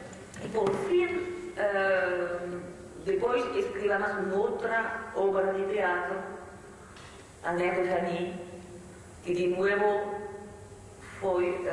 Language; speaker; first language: Portuguese; non-native, learner; French